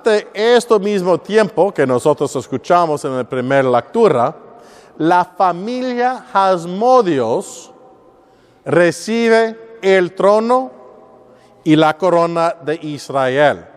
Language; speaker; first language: Spanish; non-native, learner; English